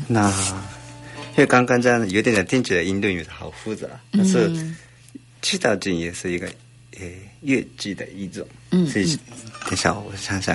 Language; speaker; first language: Chinese; non-native, fluent; Japanese